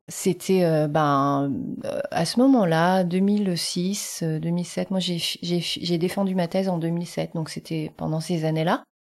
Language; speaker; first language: French; early bilingual, other home language; Vietnamese